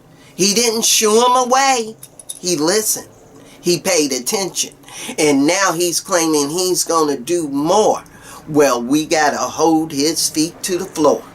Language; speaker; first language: English; native; English